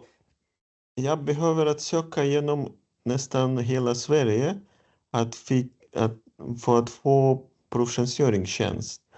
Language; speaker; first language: Swedish; non-native, fluent; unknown